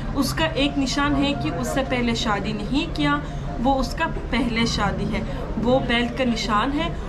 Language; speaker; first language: Urdu; non-native, fluent; Turkish